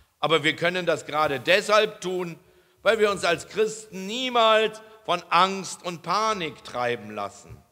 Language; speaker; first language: German; native; German